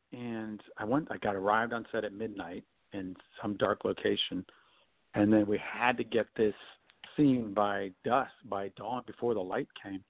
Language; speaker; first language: English; native; English